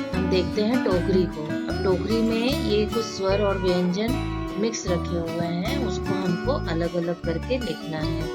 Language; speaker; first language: Hindi; native; Hindi